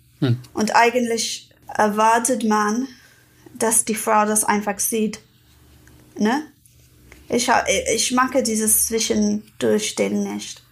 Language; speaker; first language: German; non-native, fluent; English